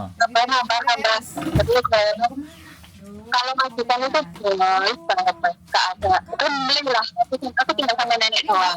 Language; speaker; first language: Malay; non-native, local second language; Javanese